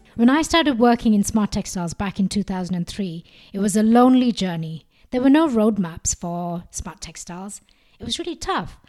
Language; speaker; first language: English; non-native, local second language; Malayalam